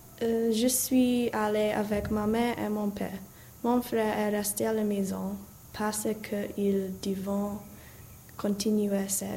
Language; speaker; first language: French; non-native, learner; English